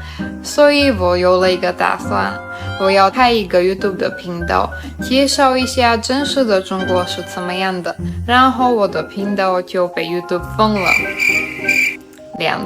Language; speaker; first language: Chinese; non-native, fluent; Slovak